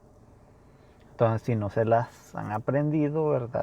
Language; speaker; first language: Spanish; native; Spanish